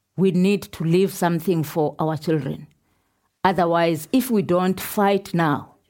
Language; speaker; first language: English; non-native, local second language; Xhosa